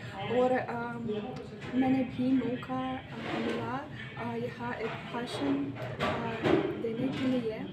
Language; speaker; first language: Hindi; non-native, learner; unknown